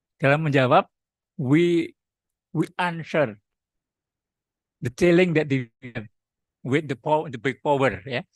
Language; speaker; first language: English; non-native, learner; Indonesian